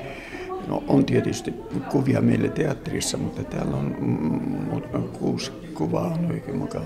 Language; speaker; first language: Finnish; non-native, local second language; Russian